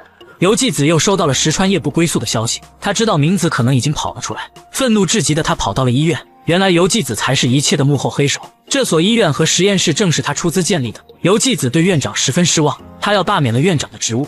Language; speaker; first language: Chinese; native; Chinese